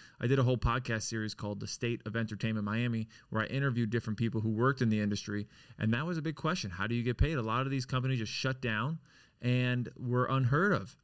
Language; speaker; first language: English; native; English